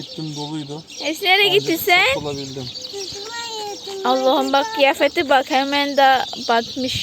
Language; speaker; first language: Turkish; non-native, fluent; Indonesian